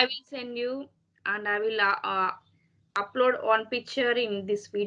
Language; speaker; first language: English; non-native, learner; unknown